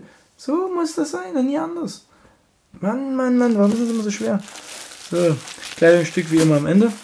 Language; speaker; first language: German; native; German